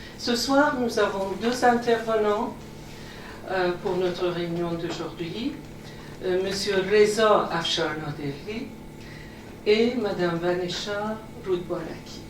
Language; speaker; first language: French; non-native, fluent; Persian